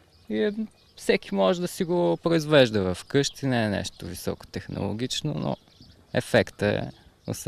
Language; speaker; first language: Bulgarian; native; Bulgarian